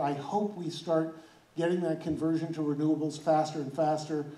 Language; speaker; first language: English; native; English